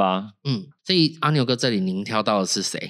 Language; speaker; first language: Chinese; native; Chinese